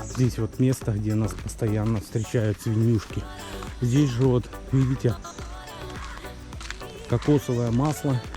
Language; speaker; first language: Russian; native; Russian